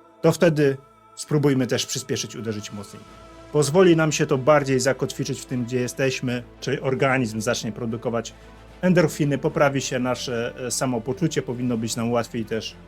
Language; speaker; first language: Polish; native; Polish